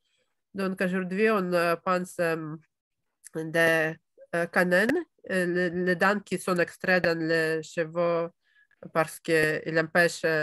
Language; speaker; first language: French; non-native, fluent; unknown